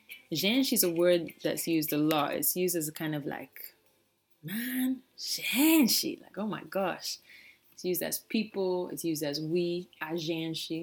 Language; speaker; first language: English; native; English